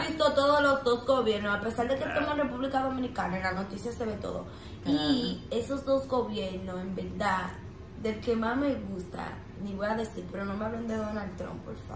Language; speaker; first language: Spanish; native; Spanish